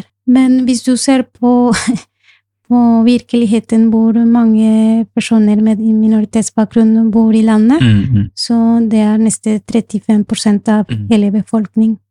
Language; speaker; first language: Norwegian; non-native, fluent; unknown